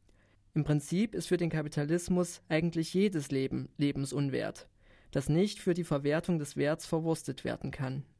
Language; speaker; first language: German; native; German